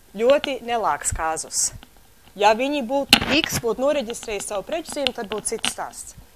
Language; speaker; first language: Latvian; early bilingual, heritage; Latvian